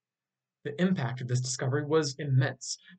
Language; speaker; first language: English; native; English